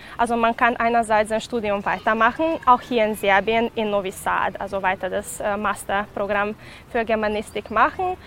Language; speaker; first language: German; non-native, fluent; Serbian